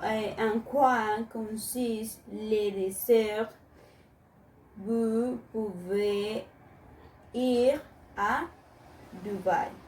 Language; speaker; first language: French; non-native, learner; Spanish